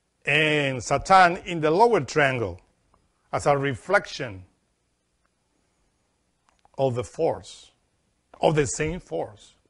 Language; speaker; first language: English; non-native, fluent; Spanish